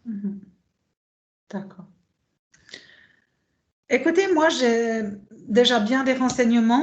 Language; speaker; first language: French; native; French